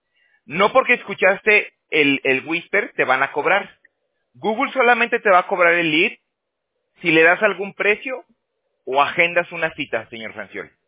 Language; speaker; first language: Spanish; native; Spanish